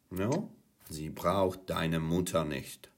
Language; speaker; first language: German; non-native, fluent; Czech